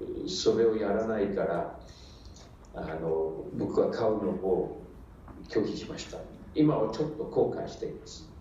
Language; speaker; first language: Japanese; non-native, fluent; English